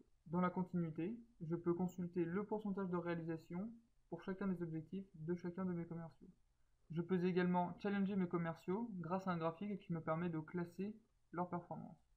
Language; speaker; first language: French; native; French